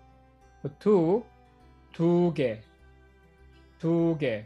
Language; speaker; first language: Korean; non-native, fluent; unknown